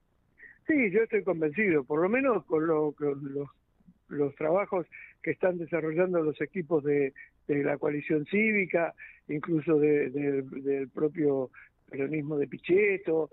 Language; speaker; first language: Spanish; native; Spanish